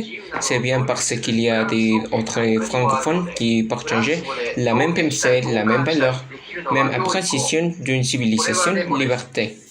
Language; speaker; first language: French; non-native, learner; Japanese